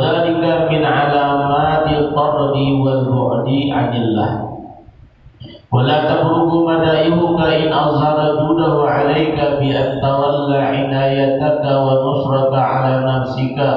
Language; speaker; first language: Arabic; non-native, fluent; Banjar